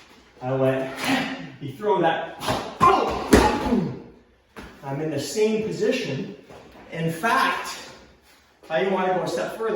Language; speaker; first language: English; native; English